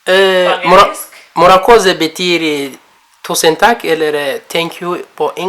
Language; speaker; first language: Norwegian; non-native, learner; Kinyarwanda